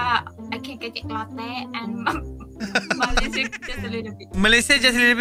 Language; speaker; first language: English; non-native, learner; Thai